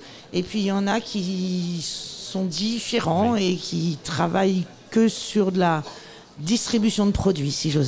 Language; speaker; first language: French; native; French